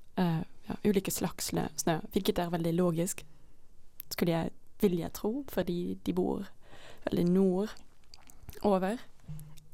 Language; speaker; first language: Norwegian; non-native, fluent; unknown